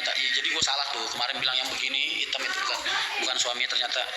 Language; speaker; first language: Indonesian; native; Indonesian